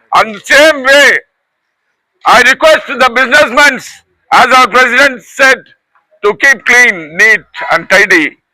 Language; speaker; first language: English; non-native, local second language; Tamil